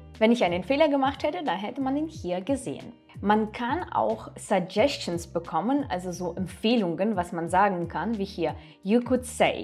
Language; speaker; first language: German; non-native, fluent; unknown